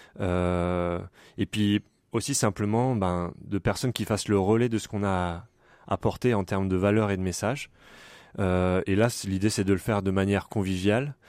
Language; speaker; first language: French; native; French